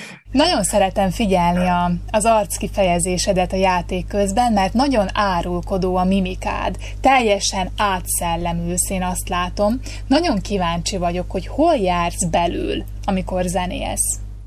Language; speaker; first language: Hungarian; native; Hungarian